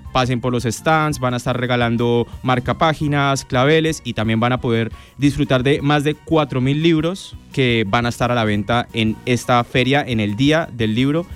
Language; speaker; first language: Spanish; native; Spanish